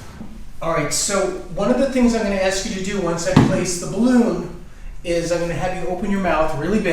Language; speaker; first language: English; native; English